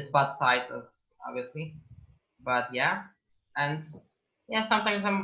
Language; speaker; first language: English; non-native, learner; Polish